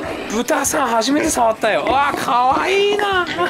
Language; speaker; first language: Japanese; native; Japanese